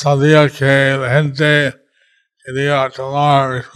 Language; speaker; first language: Spanish; non-native, learner; English